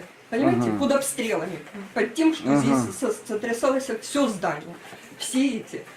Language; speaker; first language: Russian; native; Russian